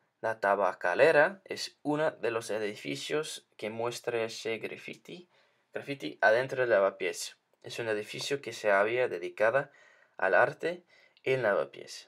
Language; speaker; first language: Spanish; non-native, learner; English